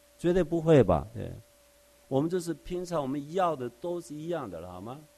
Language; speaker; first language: Chinese; non-native, fluent; Korean